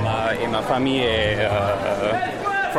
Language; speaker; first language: French; non-native, fluent; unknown